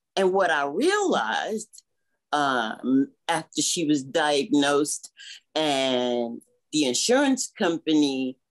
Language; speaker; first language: English; native; English